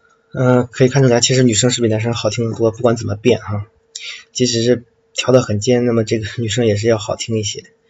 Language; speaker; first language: Chinese; native; Chinese